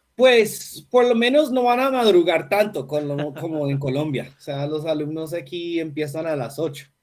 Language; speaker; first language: Spanish; non-native, fluent; English